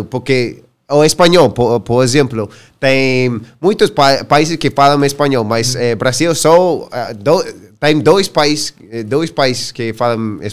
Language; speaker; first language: Portuguese; non-native, learner; English